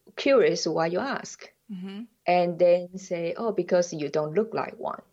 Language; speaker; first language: English; non-native, fluent; Chinese